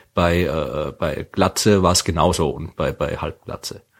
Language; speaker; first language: German; native; German